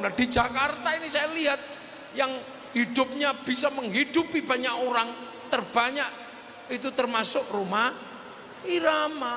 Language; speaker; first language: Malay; non-native, local second language; Javanese